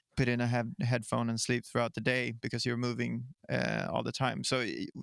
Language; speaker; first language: English; non-native, fluent; Swedish